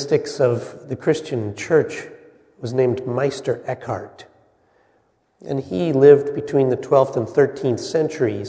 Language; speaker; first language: English; native; English